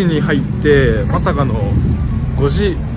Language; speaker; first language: Japanese; native; Japanese